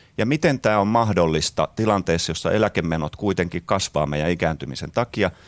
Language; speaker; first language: Finnish; native; Finnish